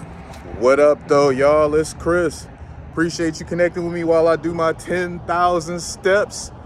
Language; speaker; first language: English; native; English